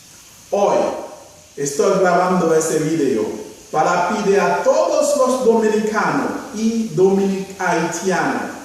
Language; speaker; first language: Spanish; non-native, fluent; Haitian Creole